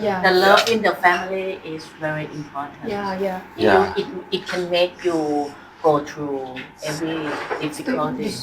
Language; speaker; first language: English; non-native, fluent; Thai